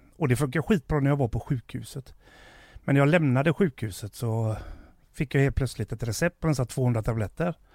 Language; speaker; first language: Swedish; native; Swedish